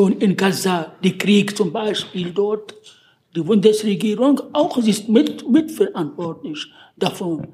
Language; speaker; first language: German; non-native, learner; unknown